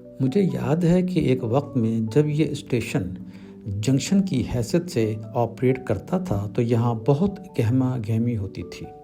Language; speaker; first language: Urdu; native; Urdu